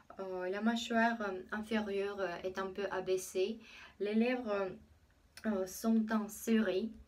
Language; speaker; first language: French; non-native, fluent; Russian